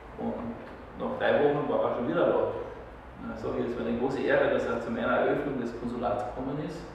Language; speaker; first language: German; native; German